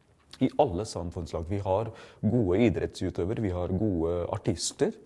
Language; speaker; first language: Norwegian; non-native, fluent; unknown